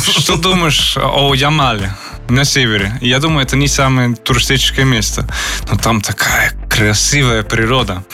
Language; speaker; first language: Russian; non-native, fluent; Dutch